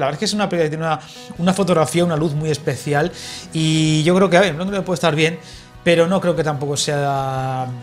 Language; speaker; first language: Spanish; native; Spanish